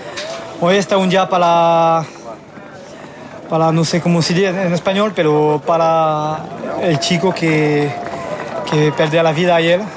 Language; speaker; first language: Spanish; non-native, learner; French